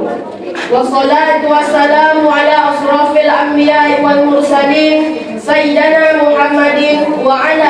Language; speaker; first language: Arabic; non-native, learner; Indonesian